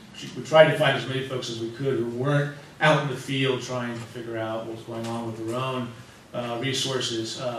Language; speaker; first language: English; native; English